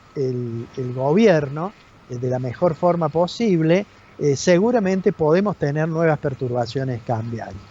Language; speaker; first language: Spanish; native; Spanish